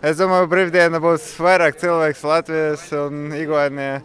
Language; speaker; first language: Latvian; non-native, local second language; Russian